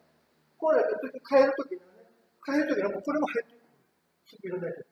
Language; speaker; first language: Japanese; native; Japanese